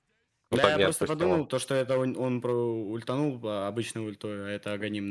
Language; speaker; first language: Russian; native; Russian